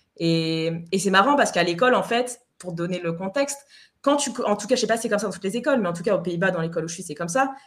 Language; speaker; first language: French; non-native, fluent; Spanish